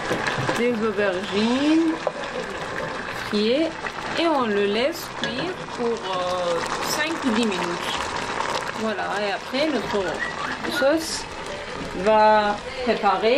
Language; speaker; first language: French; non-native, fluent; Persian